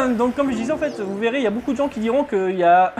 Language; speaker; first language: French; native; French